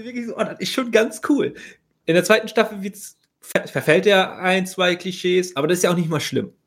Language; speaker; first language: German; native; German